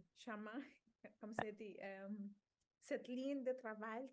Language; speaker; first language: French; non-native, fluent; Spanish